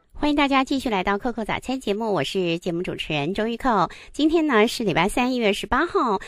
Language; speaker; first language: Chinese; native; Chinese